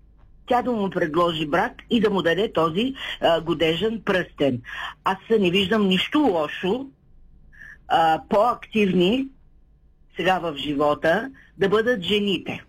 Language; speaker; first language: Bulgarian; native; Bulgarian